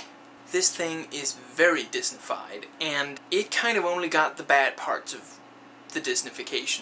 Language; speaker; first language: English; native; English